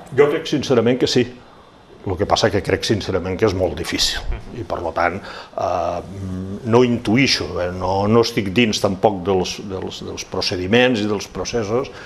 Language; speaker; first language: Catalan; native; Catalan